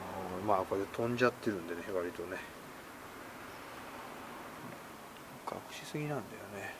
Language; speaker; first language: Japanese; native; Japanese